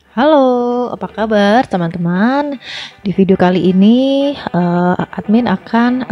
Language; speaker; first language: Indonesian; native; Indonesian